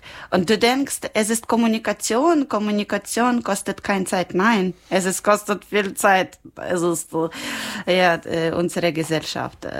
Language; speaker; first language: German; non-native, learner; Ukrainian